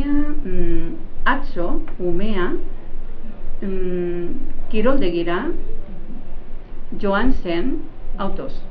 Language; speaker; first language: Basque; non-native, learner; Catalan